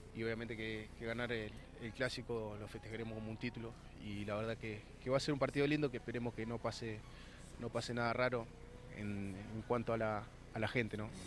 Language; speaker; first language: Spanish; native; Spanish